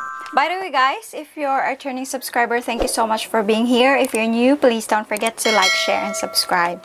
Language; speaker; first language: English; non-native, local second language; Filipino